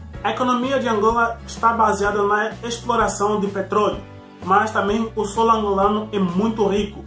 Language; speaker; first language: Portuguese; native; Portuguese